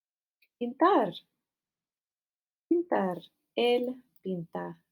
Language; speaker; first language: Spanish; non-native, fluent; English